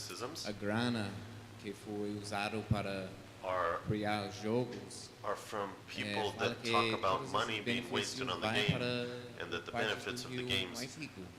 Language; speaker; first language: Portuguese; non-native, fluent; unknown